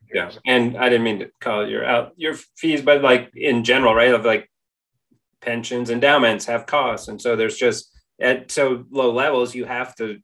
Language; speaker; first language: English; native; English